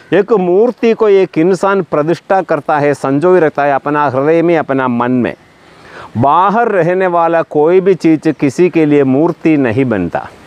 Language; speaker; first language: Hindi; non-native, local second language; Malayalam